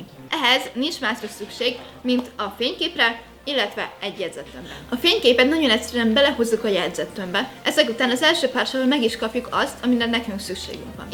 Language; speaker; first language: Hungarian; native; Hungarian